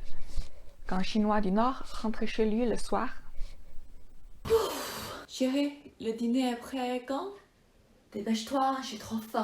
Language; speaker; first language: French; non-native, fluent; Chinese